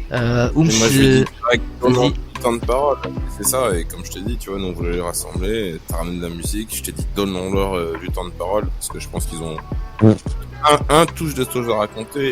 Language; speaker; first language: French; native; French